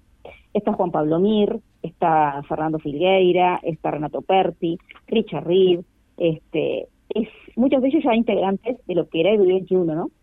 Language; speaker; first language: Spanish; native; Spanish